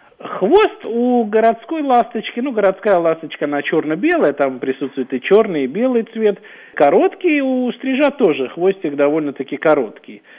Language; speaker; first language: Russian; native; Russian